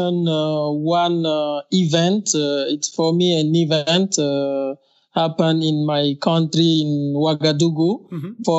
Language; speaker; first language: English; non-native, fluent; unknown